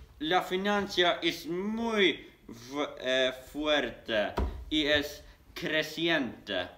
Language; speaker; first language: Spanish; non-native, learner; Swedish